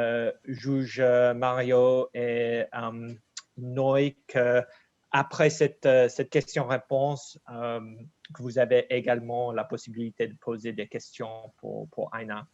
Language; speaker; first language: French; non-native, fluent; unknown